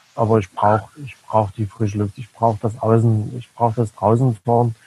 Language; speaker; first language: German; native; German